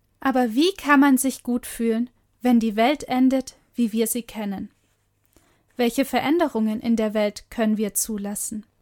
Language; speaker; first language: German; native; German